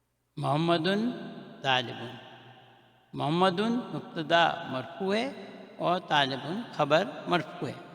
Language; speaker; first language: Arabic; non-native, fluent; Urdu